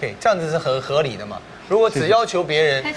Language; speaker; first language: Chinese; native; Chinese